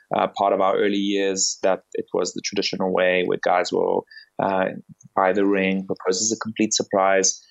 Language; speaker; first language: English; early bilingual, other home language; Bulgarian